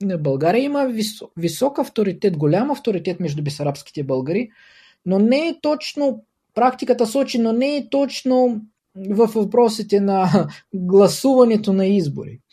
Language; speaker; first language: Bulgarian; early bilingual, heritage; Bulgarian